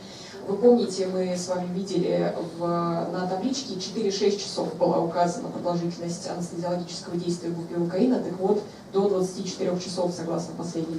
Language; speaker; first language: Russian; native; Russian